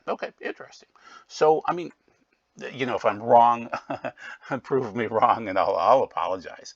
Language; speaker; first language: English; native; English